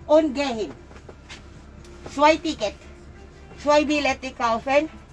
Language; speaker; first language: German; non-native, learner; Filipino